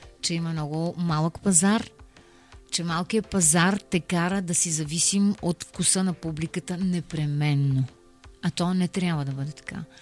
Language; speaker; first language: Bulgarian; native; Bulgarian